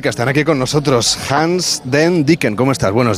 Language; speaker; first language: Spanish; native; Spanish